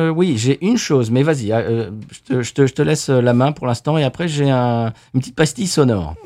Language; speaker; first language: French; native; French